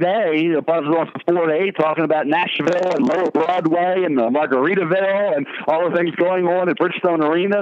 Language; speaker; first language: English; native; English